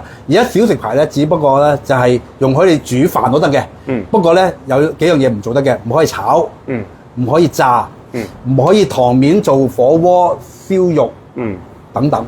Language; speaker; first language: Cantonese; native; Cantonese